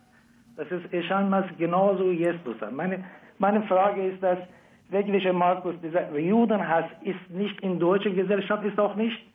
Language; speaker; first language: German; non-native, fluent; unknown